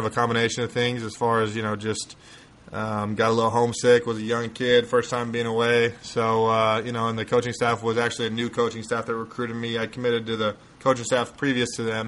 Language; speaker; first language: English; native; English